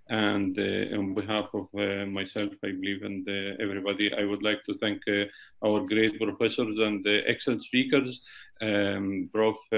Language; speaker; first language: English; non-native, fluent; Arabic